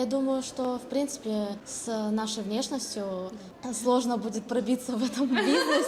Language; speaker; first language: Russian; native; Russian